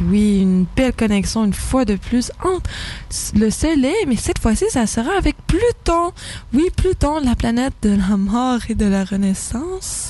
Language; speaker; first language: French; native; French